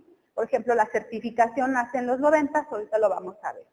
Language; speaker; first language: Spanish; native; Spanish